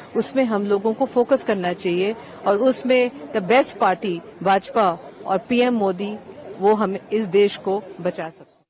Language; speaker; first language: Hindi; non-native, local second language; Bangla